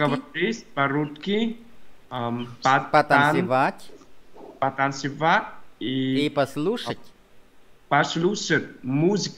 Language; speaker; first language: Russian; non-native, learner; Vietnamese